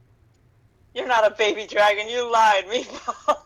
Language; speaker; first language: English; native; English